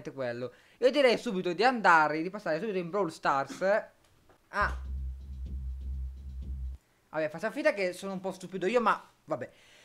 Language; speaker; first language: Italian; native; Italian